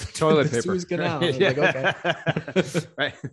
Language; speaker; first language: English; early bilingual, other home language; Italian